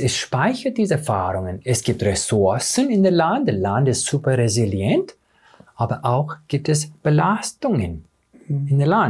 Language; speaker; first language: German; non-native, fluent; English